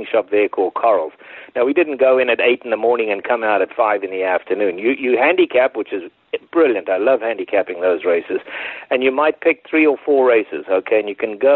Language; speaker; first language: English; native; English